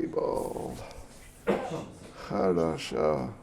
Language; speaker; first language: Russian; non-native, learner; English